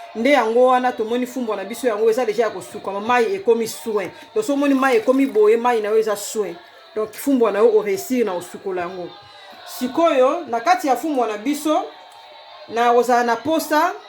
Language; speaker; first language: Lingala; non-native, local second language; Kongo